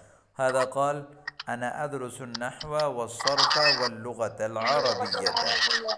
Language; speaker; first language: Arabic; non-native, fluent; Urdu